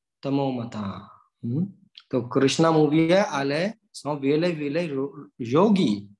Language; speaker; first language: Polish; non-native, learner; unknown